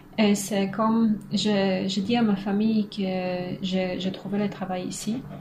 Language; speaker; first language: French; non-native, fluent; Polish